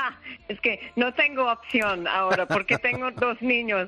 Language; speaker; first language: Spanish; non-native, learner; English